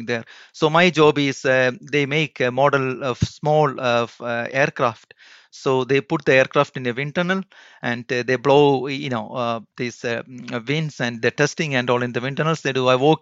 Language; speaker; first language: English; non-native, local second language; Malayalam